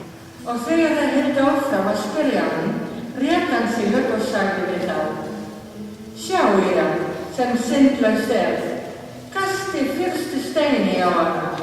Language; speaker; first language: Icelandic; non-native, learner; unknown